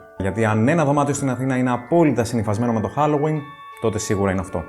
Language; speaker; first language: Greek; native; Greek